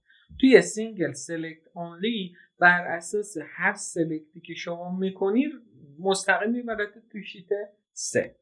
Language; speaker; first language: Persian; native; Persian